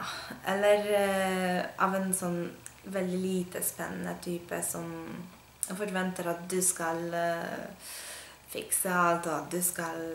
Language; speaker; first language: Norwegian; non-native, fluent; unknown